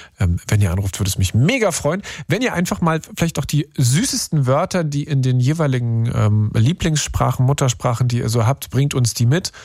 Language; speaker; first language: German; native; German